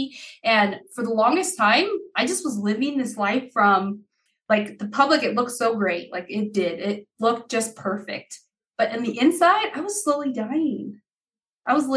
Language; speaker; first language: English; early bilingual, other home language; Haitian Creole